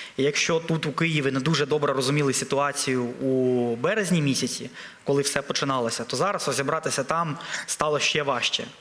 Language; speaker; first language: Ukrainian; non-native, local second language; Russian